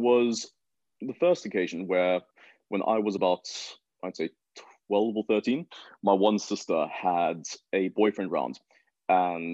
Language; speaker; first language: English; native; English